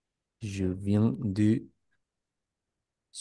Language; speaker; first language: French; non-native, learner; Spanish